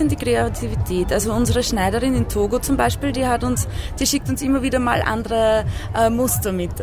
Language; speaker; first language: German; native; German